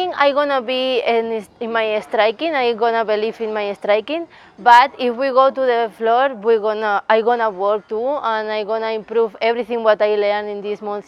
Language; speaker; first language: English; non-native, learner; Spanish